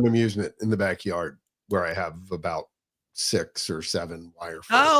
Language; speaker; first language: English; native; English